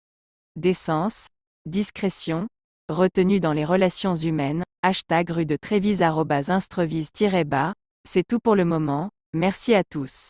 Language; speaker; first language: French; native; French